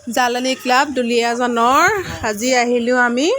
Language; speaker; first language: Assamese; native; Assamese